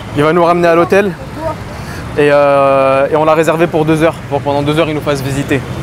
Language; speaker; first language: French; native; French